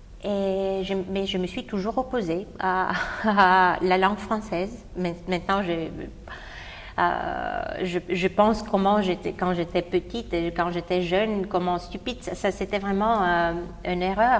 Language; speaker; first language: French; non-native, fluent; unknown